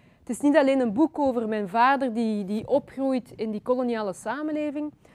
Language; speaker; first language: Dutch; early bilingual, other home language; Lingala